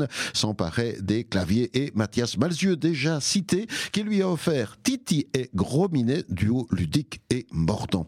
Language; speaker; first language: French; native; French